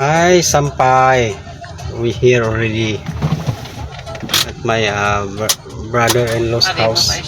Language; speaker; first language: English; non-native, local second language; Filipino